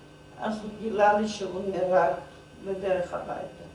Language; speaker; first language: Hebrew; non-native, fluent; Hungarian